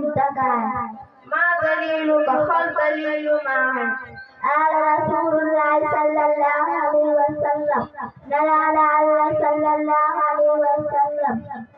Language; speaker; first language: Arabic; non-native, learner; Fula